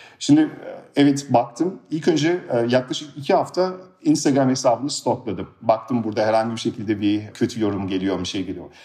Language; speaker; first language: Turkish; early bilingual, heritage; Turkish